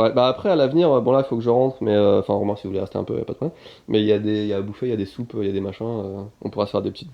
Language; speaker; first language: French; native; French